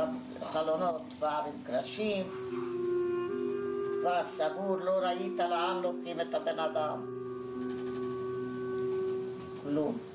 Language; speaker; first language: Hebrew; non-native, fluent; Hungarian